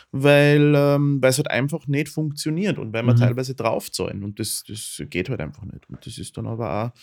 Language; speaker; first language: German; native; German